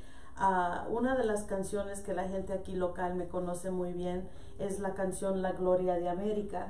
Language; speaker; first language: Spanish; early bilingual, heritage; Spanish